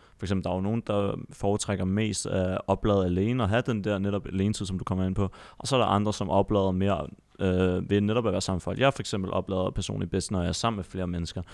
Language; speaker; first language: Danish; early bilingual, other home language; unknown